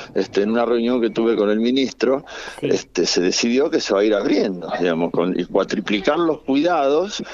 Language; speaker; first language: Spanish; native; Spanish